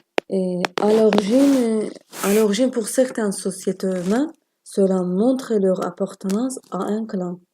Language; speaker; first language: French; non-native, learner; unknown